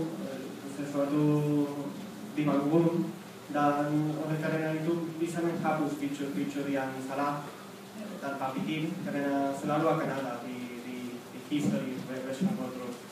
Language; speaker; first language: Indonesian; non-native, fluent; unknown